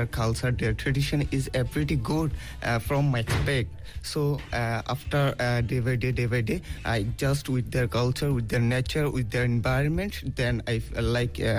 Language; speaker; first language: English; non-native, local second language; Bangla